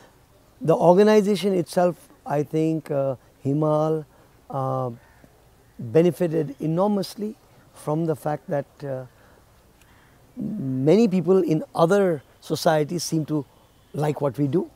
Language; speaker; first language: English; non-native, local second language; Nepali